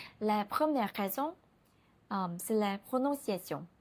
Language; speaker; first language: French; non-native, learner; Vietnamese